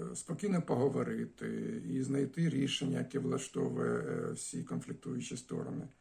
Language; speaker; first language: Ukrainian; native; Ukrainian